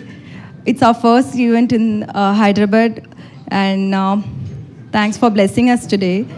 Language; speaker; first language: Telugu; non-native, learner; Tamil